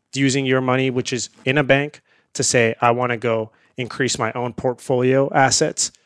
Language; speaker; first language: English; early bilingual, other home language; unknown